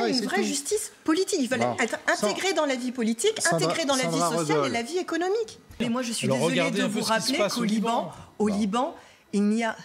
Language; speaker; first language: French; native; French